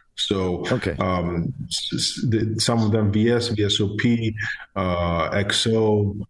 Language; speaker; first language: English; non-native, fluent; Georgian